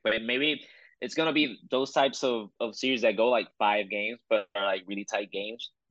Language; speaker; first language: English; non-native, local second language; Spanish